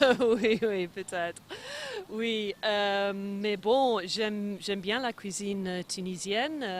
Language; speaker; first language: French; non-native, fluent; English